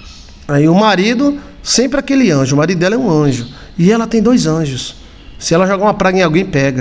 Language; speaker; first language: Portuguese; native; Portuguese